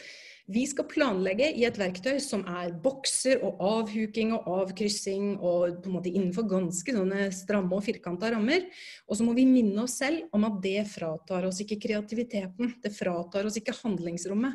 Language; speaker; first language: Norwegian; native; Norwegian